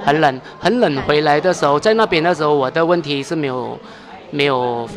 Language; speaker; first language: Chinese; native; Chinese